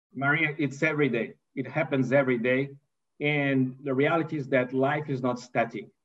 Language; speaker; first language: English; non-native, fluent; Portuguese